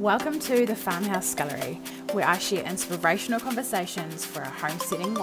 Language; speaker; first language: English; native; English